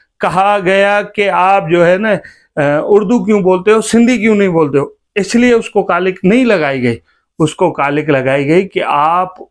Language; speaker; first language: Urdu; native; Urdu